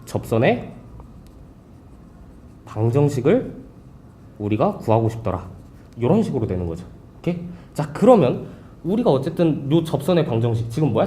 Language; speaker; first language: Korean; native; Korean